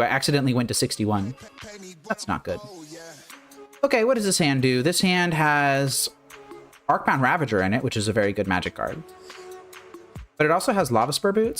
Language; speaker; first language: English; native; English